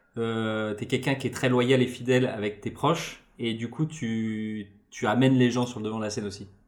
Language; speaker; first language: French; native; French